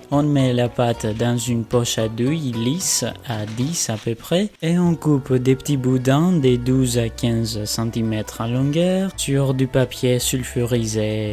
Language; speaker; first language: French; non-native, fluent; Greek